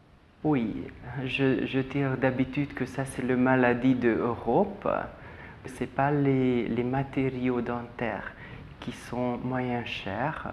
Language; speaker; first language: French; non-native, fluent; Hungarian